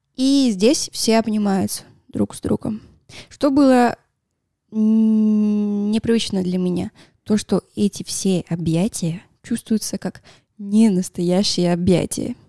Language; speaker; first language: Russian; non-native, fluent; Spanish